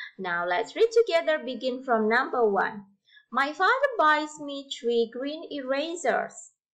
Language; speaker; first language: English; non-native, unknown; Indonesian